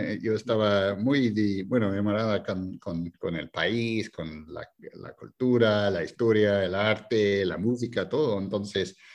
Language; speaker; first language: Spanish; non-native, fluent; English